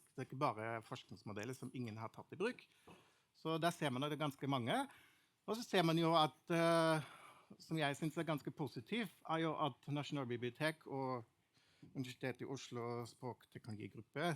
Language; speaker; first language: Norwegian; non-native, fluent; German